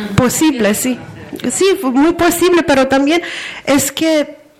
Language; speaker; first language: Spanish; non-native, fluent; Romanian